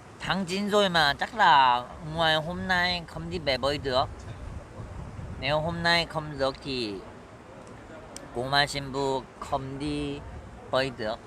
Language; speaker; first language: Vietnamese; non-native, learner; Korean